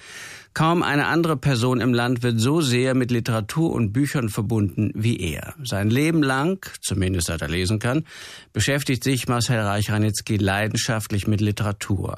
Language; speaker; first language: German; native; German